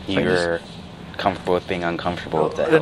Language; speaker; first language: English; native; English